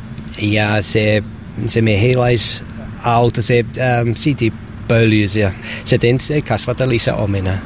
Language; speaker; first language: Finnish; non-native, learner; English